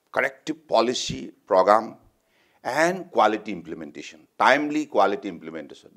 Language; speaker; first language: English; non-native, local second language; Assamese